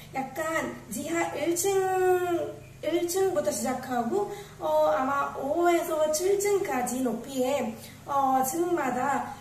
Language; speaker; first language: Korean; non-native, learner; Tamil